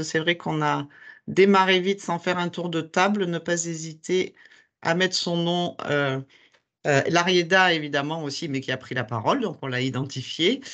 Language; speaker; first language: French; native; French